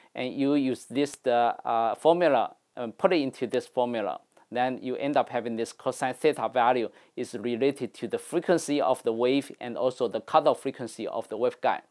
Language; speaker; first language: English; non-native, fluent; Chinese